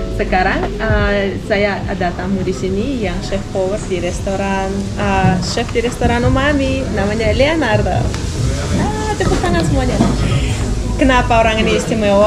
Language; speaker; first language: Indonesian; non-native, fluent; Russian